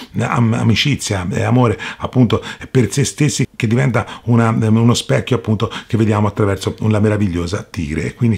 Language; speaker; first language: Italian; native; Italian